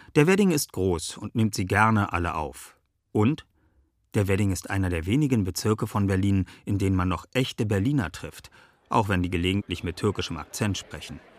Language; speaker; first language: German; native; German